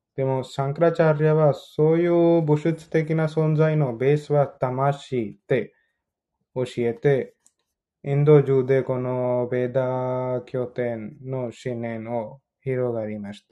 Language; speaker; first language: Japanese; non-native, learner; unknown